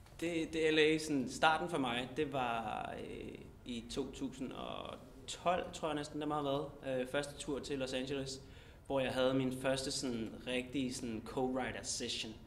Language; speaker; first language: Danish; native; Danish